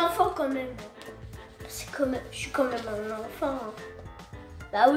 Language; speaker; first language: French; native; French